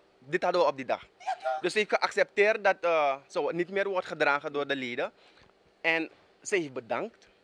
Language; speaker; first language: Dutch; native; Dutch